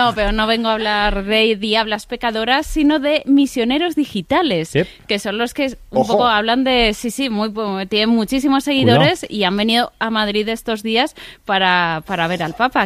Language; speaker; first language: Spanish; native; Spanish